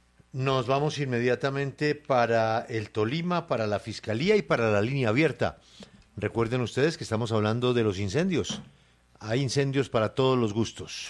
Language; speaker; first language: Spanish; native; Spanish